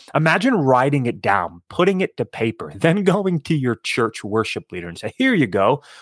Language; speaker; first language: English; native; English